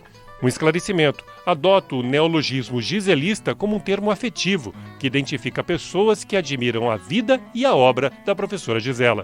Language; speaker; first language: Portuguese; native; Portuguese